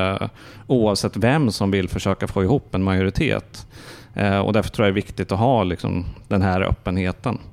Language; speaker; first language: Swedish; native; Swedish